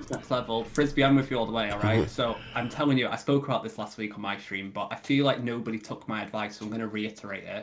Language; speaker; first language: English; native; English